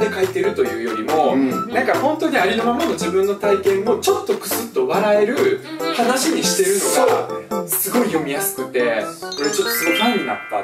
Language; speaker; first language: Japanese; early bilingual, other home language; Russian